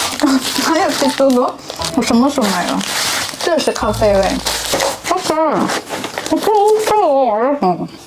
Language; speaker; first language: Chinese; non-native, learner; Korean